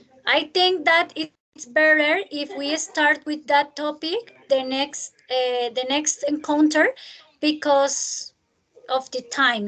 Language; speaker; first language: English; non-native, fluent; Spanish